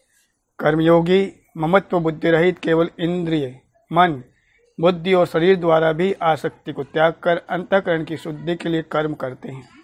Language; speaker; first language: Hindi; native; Hindi